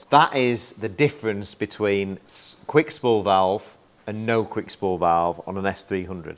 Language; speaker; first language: English; native; English